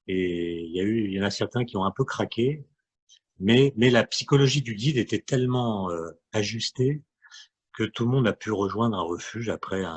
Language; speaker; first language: French; native; French